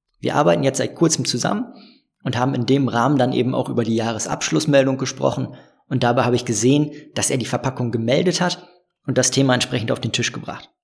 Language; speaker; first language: German; native; German